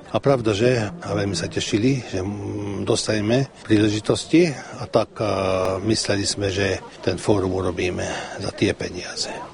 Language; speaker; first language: Slovak; early bilingual, heritage; Slovak